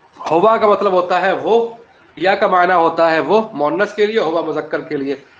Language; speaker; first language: Urdu; native; Urdu